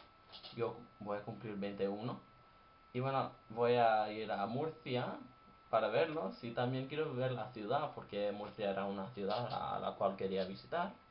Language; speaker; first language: Spanish; non-native, fluent; English